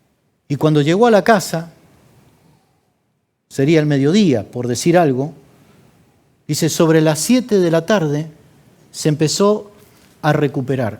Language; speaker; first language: Spanish; native; Spanish